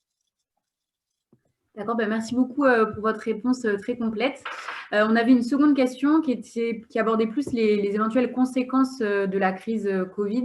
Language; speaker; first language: French; native; French